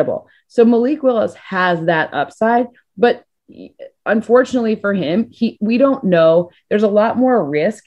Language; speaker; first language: English; native; English